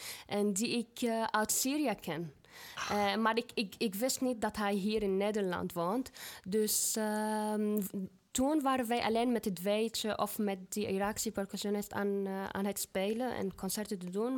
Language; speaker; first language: Dutch; non-native, learner; Arabic